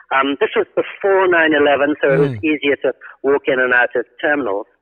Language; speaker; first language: English; native; English